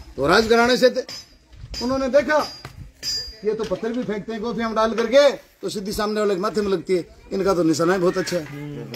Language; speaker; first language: Hindi; native; Hindi